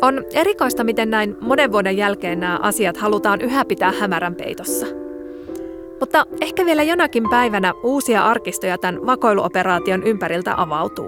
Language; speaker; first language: Finnish; native; Finnish